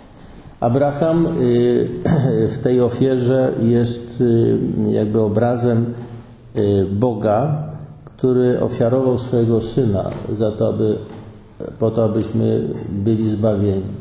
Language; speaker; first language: Polish; native; Polish